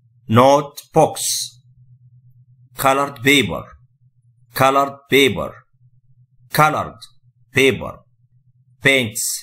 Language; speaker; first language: English; non-native, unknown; Arabic